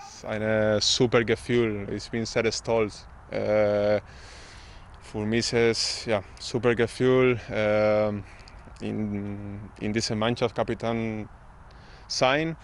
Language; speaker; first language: German; non-native, learner; Spanish